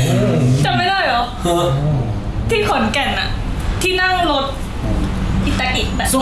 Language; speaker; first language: Thai; native; Thai